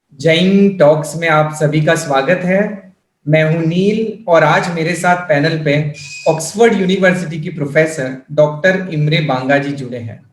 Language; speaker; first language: Hindi; non-native, local second language; Gujarati